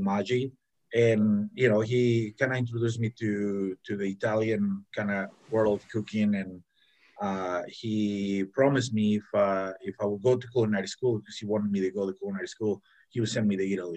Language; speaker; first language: English; non-native, fluent; Spanish